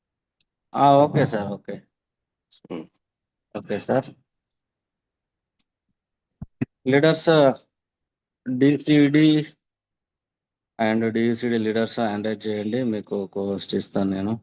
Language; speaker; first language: Telugu; native; Telugu